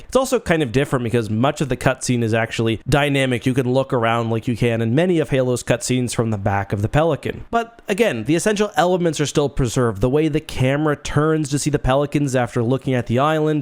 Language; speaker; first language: English; native; English